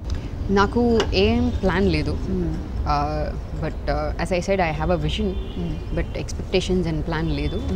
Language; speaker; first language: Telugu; non-native, learner; Tamil